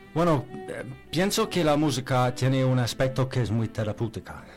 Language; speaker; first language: Spanish; non-native, learner; English